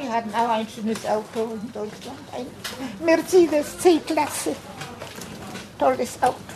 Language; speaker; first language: German; non-native, fluent; Polish